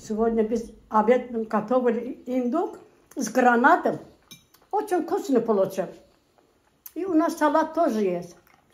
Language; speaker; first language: Russian; non-native, learner; Azerbaijani